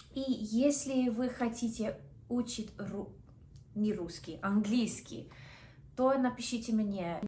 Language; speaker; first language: Russian; non-native, fluent; English